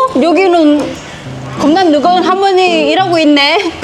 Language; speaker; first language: Korean; non-native, learner; Vietnamese